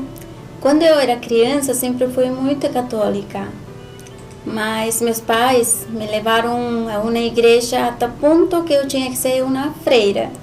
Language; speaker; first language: Portuguese; non-native, learner; Spanish